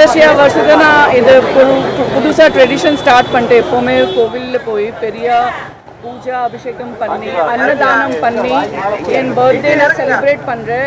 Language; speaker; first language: Tamil; non-native, fluent; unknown